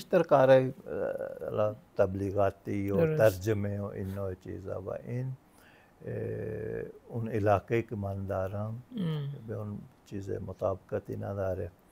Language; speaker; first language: Persian; non-native, fluent; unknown